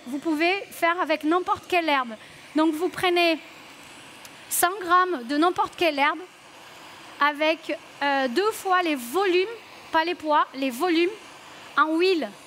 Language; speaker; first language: French; non-native, fluent; Portuguese